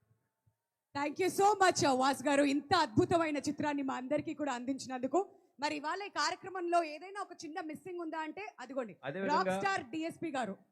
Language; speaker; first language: Telugu; native; Telugu